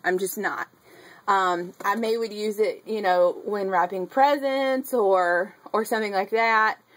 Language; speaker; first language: English; native; English